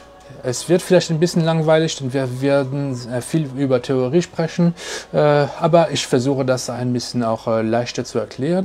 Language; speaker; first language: German; non-native, fluent; French